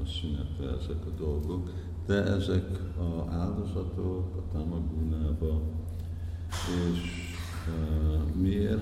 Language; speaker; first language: Hungarian; early bilingual, heritage; Hungarian